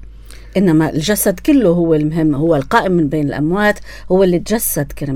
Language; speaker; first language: Arabic; native; Arabic